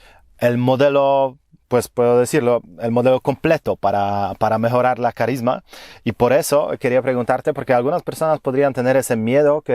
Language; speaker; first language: Spanish; non-native, fluent; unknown